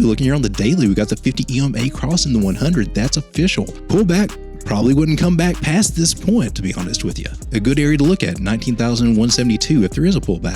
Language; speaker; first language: English; native; English